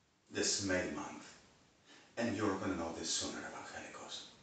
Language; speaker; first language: English; non-native, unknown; Spanish